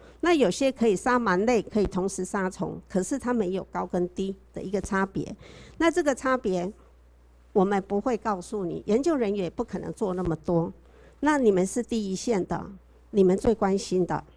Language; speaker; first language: Chinese; native; Chinese